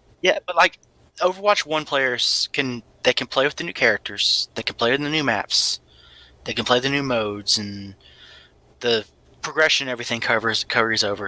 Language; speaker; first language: English; native; English